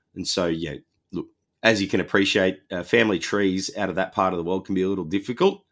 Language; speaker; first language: English; native; English